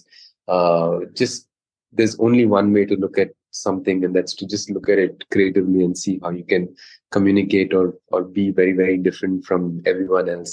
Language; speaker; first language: English; non-native, local second language; Konkani